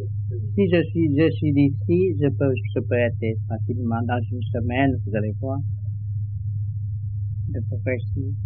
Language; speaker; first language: French; non-native, learner; Vietnamese